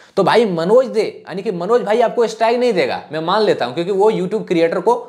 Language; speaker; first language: Hindi; native; Hindi